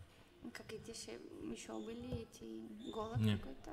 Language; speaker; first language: Russian; early bilingual, heritage; Russian